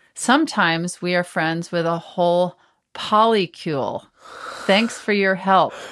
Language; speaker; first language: English; native; English